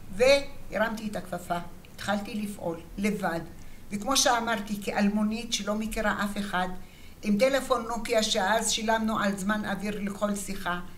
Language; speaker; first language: Hebrew; early bilingual, other home language; Arabic